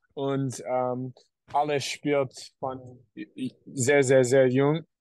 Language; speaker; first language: German; non-native, learner; English